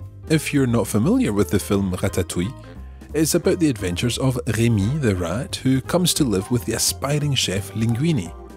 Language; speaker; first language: English; native; English